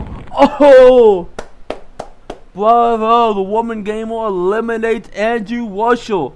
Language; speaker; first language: English; native; English